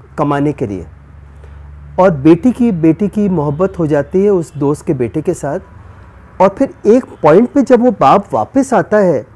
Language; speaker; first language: Hindi; native; Hindi